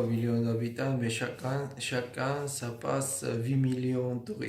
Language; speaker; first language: French; non-native, learner; Georgian